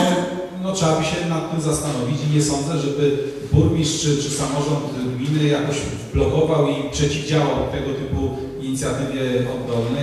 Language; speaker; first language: Polish; native; Polish